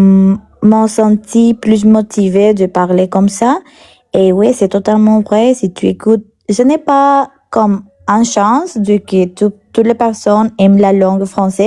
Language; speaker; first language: French; non-native, learner; Spanish